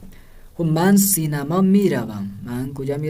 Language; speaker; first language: Persian; non-native, fluent; Urdu